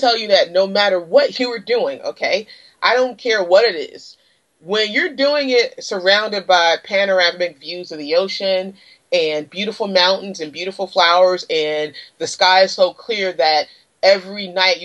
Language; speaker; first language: English; native; English